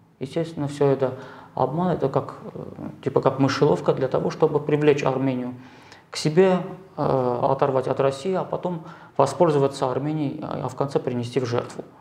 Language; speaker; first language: Russian; non-native, local second language; Armenian